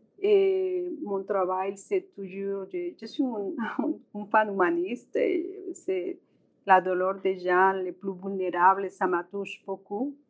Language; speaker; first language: French; non-native, learner; Spanish